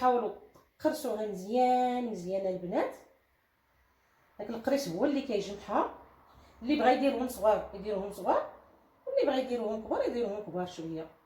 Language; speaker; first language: Arabic; native; Arabic